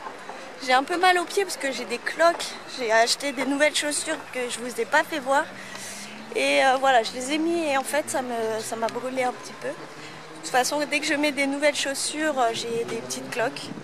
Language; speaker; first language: French; native; French